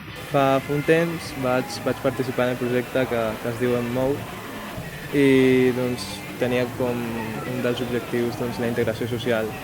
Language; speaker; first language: Catalan; early bilingual, other home language; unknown